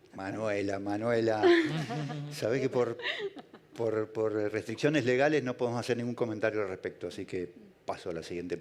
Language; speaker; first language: Spanish; native; Spanish